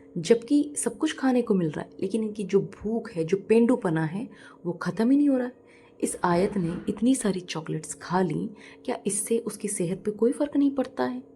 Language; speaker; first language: Hindi; native; Hindi